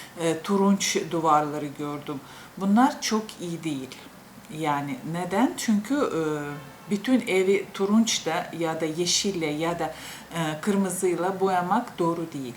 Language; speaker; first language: Turkish; non-native, fluent; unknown